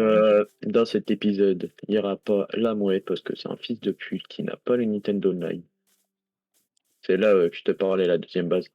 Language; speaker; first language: French; native; French